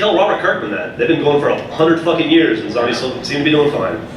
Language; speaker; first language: English; native; English